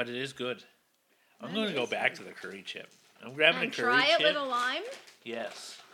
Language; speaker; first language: English; native; English